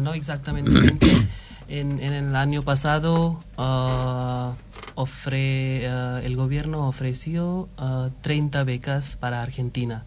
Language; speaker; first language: Spanish; non-native, fluent; Hindi